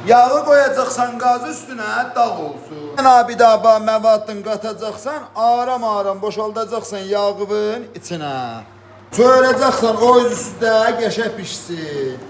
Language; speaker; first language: Azerbaijani; native; Azerbaijani